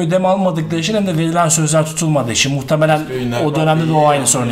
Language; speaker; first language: Turkish; native; Turkish